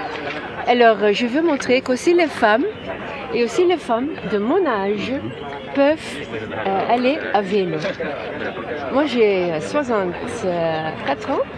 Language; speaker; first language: French; non-native, fluent; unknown